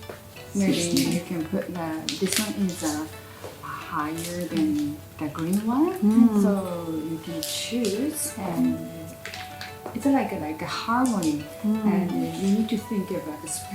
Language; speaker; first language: English; non-native, learner; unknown